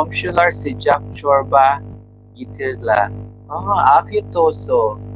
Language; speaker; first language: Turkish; non-native, learner; Filipino